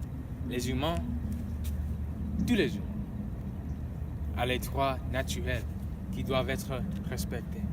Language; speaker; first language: French; non-native, learner; English